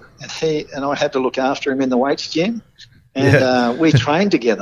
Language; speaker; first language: English; native; English